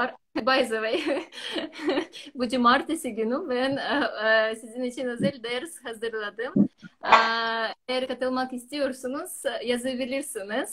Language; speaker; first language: Turkish; non-native, learner; Russian